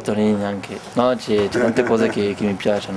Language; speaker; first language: Italian; non-native, fluent; French